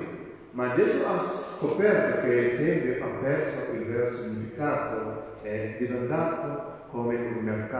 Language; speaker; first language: Italian; non-native, fluent; Malayalam